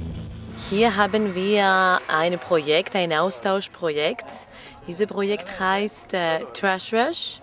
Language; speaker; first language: German; non-native, learner; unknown